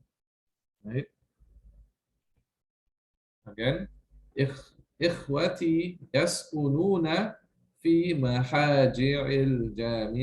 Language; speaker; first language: Arabic; non-native, fluent; English